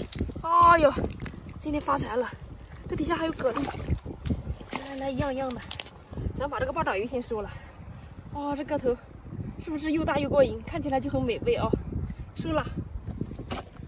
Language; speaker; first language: Chinese; native; Chinese